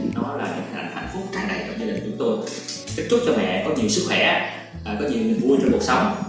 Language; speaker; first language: Vietnamese; native; Vietnamese